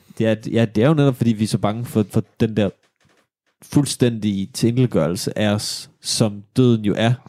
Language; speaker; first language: Danish; native; Danish